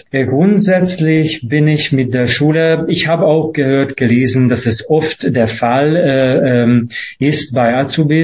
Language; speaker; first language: German; non-native, fluent; Hungarian